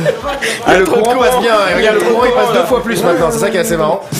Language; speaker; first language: French; native; French